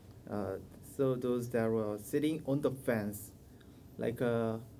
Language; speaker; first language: English; non-native, learner; Korean